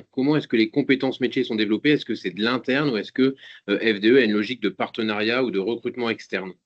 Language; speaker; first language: French; native; French